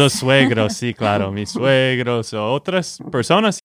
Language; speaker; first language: Spanish; non-native, fluent; English